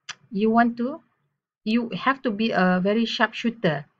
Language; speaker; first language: English; non-native, local second language; Malay